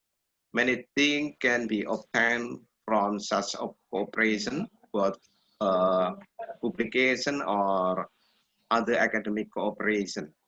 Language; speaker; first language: English; non-native, learner; Indonesian